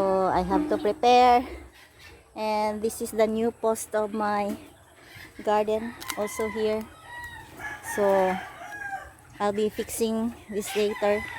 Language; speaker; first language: English; non-native, local second language; Filipino